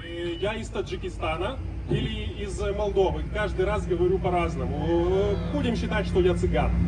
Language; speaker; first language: Russian; native; Russian